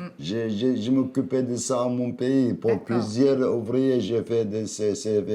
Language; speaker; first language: French; non-native, fluent; Arabic